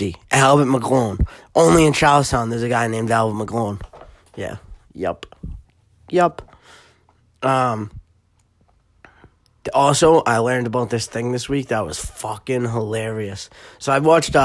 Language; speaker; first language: English; native; English